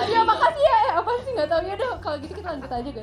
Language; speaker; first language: Indonesian; native; Indonesian